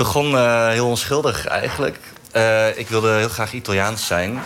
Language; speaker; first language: Dutch; native; Dutch